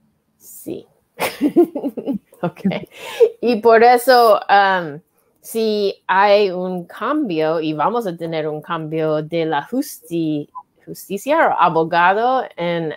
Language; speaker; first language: Spanish; non-native, learner; English